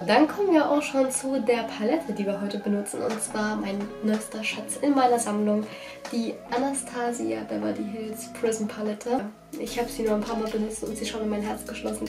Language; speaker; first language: German; native; German